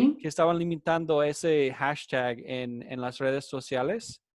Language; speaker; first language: Spanish; non-native, fluent; English